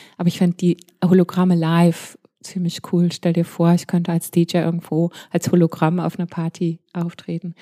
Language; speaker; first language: German; early bilingual, heritage; German